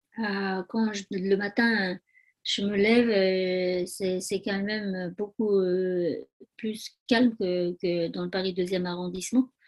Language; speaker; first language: French; non-native, learner; Tibetan